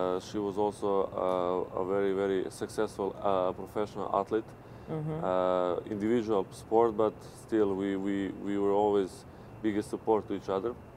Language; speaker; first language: English; non-native, fluent; Serbian